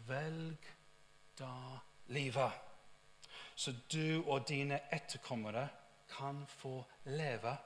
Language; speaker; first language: Norwegian; non-native, fluent; English